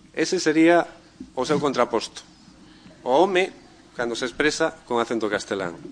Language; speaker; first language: Galician; non-native, local second language; Spanish